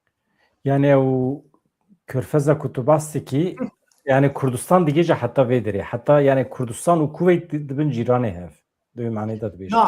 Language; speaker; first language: Kurdish; native; Kurdish